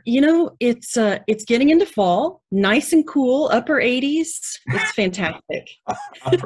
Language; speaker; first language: English; native; English